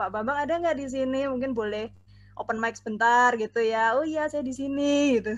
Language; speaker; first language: Indonesian; native; Indonesian